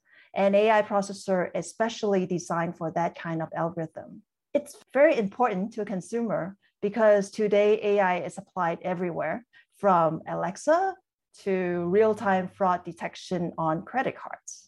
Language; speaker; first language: English; non-native, local second language; Cantonese